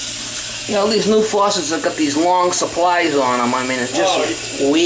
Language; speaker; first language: English; native; English